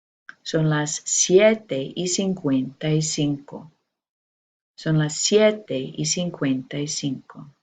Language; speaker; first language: Spanish; non-native, fluent; English